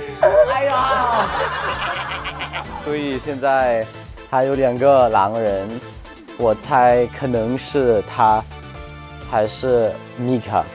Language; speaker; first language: Chinese; non-native, learner; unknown